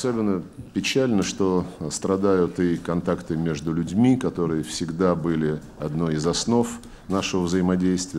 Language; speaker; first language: Russian; native; Russian